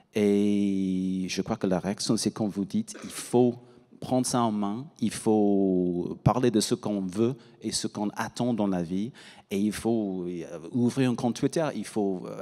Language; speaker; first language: French; non-native, fluent; English